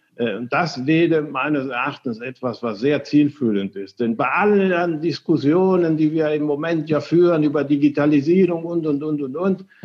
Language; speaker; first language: German; early bilingual, other home language; Spanish